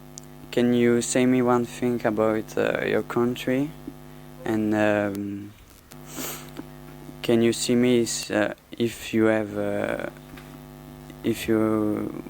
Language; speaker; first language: English; non-native, learner; French